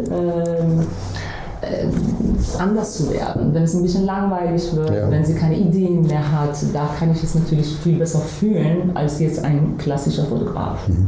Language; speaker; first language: German; non-native, fluent; Persian